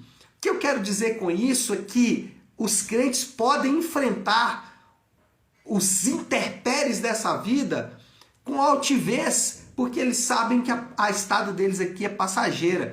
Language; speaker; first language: Portuguese; native; Portuguese